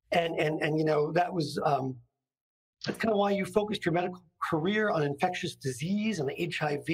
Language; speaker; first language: English; native; English